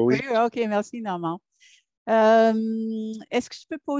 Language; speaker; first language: French; non-native, learner; English